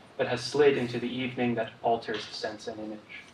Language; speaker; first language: English; native; English